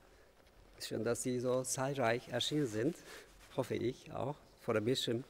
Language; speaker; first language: German; non-native, fluent; Turkish